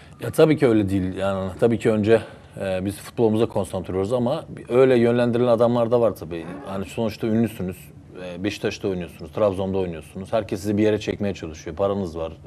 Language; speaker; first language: Turkish; early bilingual, heritage; Turkish